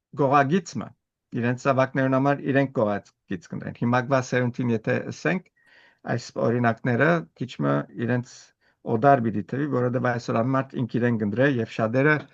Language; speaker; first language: Armenian; early bilingual, heritage; Armenian